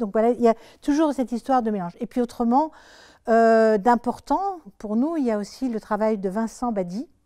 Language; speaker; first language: French; native; French